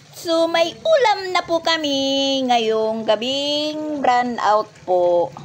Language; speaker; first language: Filipino; non-native, local second language; Waray